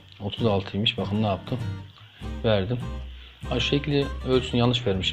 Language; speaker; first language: Turkish; native; Turkish